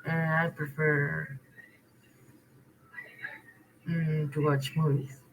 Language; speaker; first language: English; non-native, learner; Spanish